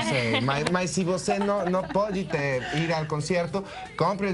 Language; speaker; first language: Portuguese; non-native, learner; Spanish